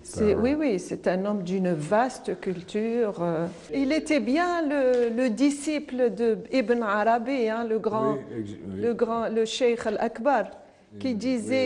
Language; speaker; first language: French; non-native, local second language; Arabic